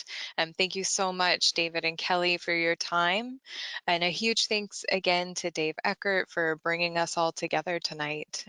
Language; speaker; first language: English; native; English